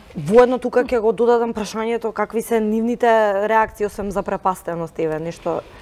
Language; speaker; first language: Macedonian; native; Macedonian